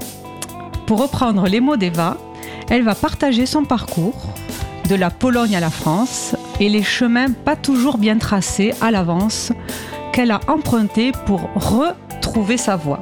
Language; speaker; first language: French; native; French